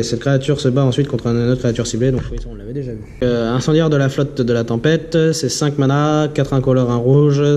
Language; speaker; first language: French; native; French